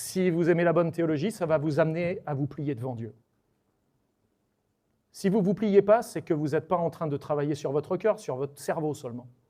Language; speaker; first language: French; native; French